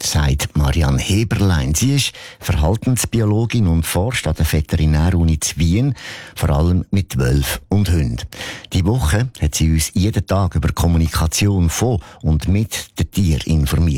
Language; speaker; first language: German; native; German